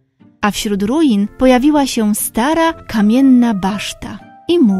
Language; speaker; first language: Polish; native; Polish